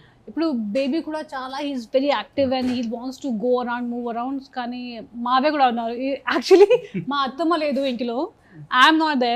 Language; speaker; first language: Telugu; non-native, local second language; Hindi